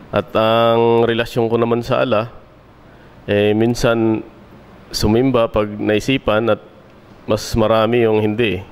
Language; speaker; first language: Filipino; native; Filipino